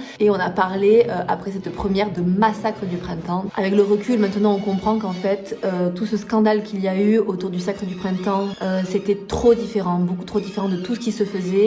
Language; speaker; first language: French; native; French